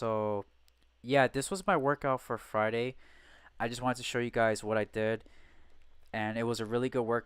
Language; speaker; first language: English; native; English